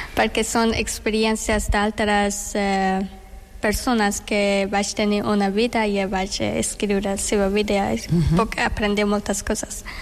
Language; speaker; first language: Catalan; non-native, learner; Persian